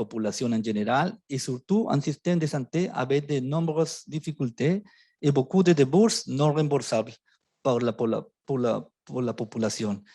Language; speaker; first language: French; non-native, fluent; Spanish